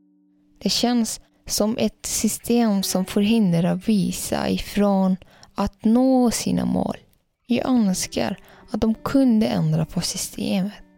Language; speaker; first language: Swedish; non-native, learner; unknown